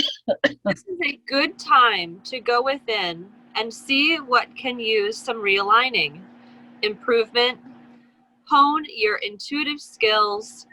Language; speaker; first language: English; native; English